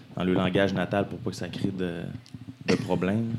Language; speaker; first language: French; native; French